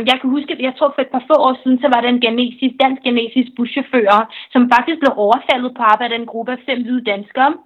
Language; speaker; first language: Danish; early bilingual, other home language; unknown